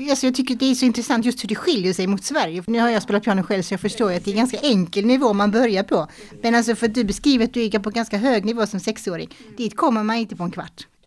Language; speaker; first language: Swedish; native; Swedish